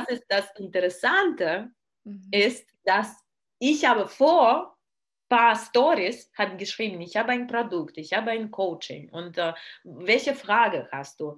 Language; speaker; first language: German; non-native, learner; Russian